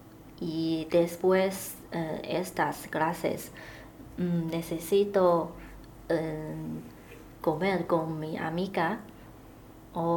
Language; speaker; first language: Spanish; non-native, learner; Chinese